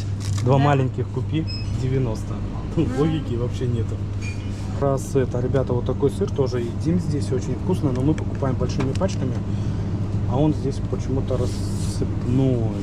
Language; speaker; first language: Russian; native; Russian